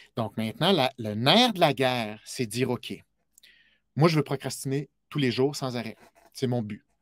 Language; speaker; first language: French; native; French